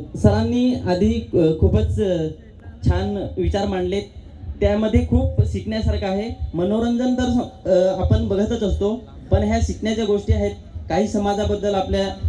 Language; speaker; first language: Marathi; native; Marathi